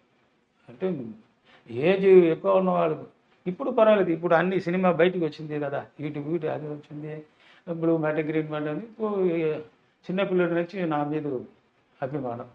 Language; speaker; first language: Telugu; non-native, learner; Tamil